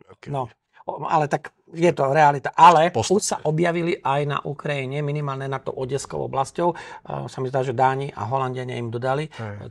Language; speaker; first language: Slovak; native; Slovak